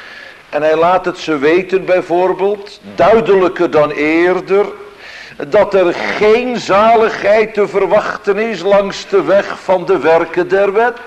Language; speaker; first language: Dutch; native; Dutch